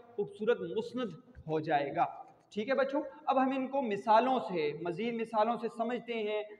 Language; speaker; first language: Urdu; non-native, local second language; Punjabi